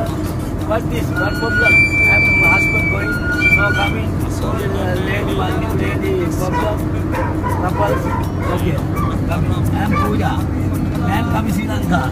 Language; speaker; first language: English; non-native, learner; Sinhala